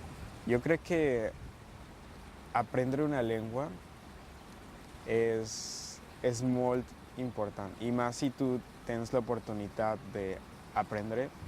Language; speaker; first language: Catalan; non-native, learner; Spanish